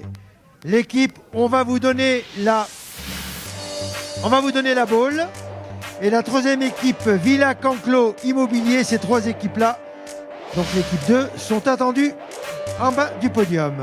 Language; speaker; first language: French; native; French